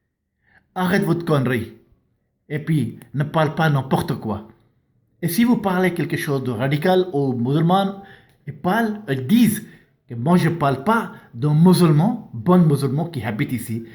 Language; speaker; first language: French; non-native, learner; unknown